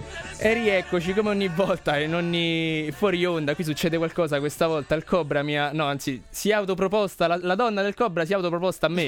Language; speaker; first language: Italian; native; Italian